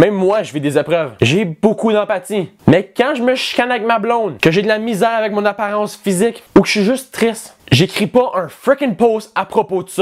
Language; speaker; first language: French; native; French